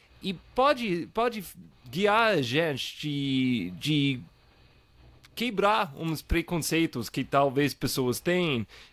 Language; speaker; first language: Portuguese; non-native, fluent; English